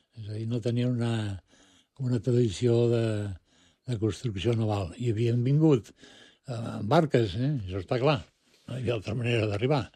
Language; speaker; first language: Catalan; early bilingual, other home language; Spanish